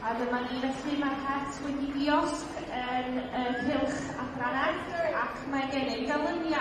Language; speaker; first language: Welsh; native; Welsh